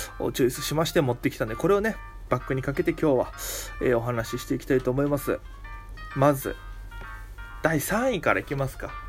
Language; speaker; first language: Japanese; native; Japanese